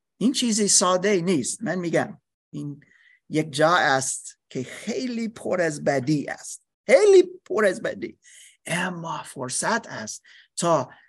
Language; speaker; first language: Persian; non-native, learner; English